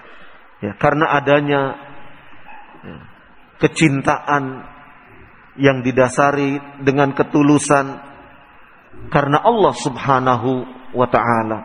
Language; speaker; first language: Indonesian; native; Indonesian